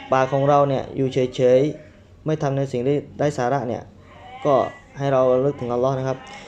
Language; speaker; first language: Thai; non-native, local second language; Malay